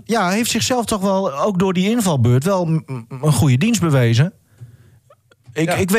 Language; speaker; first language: Dutch; native; Dutch